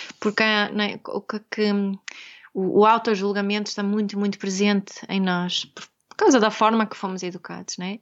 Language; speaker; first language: Portuguese; non-native, fluent; Swedish